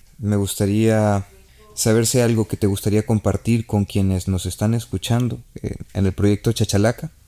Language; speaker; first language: Spanish; native; Spanish